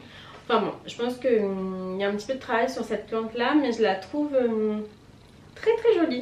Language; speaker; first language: French; native; French